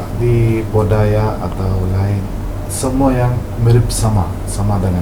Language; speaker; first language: Indonesian; non-native, local second language; Malayalam